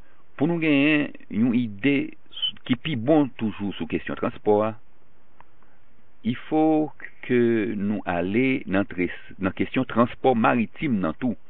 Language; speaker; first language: French; non-native, local second language; Haitian Creole